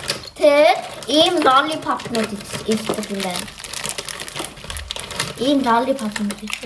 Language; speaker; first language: Mongolian; early bilingual, heritage; Mongolian